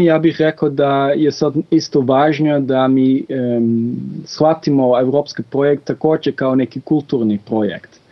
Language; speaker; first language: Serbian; non-native, fluent; Dutch